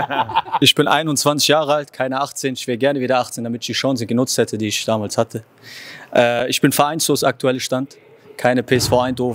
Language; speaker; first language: German; native; German